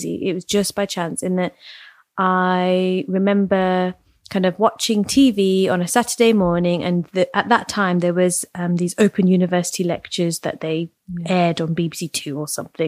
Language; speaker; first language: English; native; English